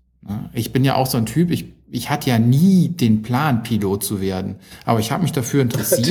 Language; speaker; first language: German; native; German